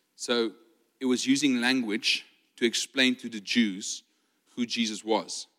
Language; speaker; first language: English; non-native, local second language; Afrikaans